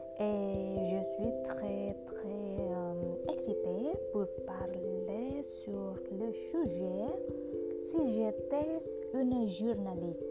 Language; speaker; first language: French; non-native, learner; Indonesian